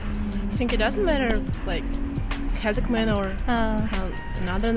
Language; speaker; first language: English; non-native, learner; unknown